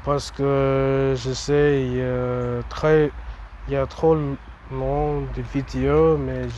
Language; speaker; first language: French; non-native, learner; English